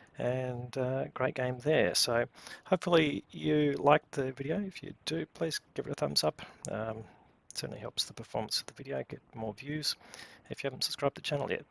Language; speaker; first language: English; native; English